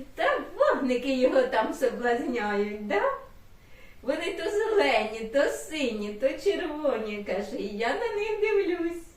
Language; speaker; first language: Ukrainian; native; Ukrainian